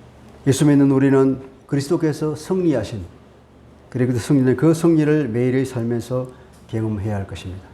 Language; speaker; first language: Korean; native; Korean